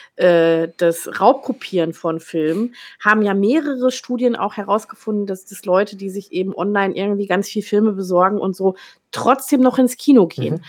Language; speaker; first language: German; native; German